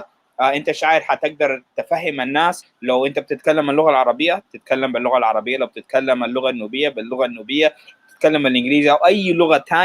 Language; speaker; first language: Arabic; native; Arabic